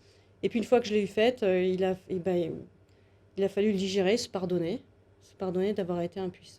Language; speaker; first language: French; native; French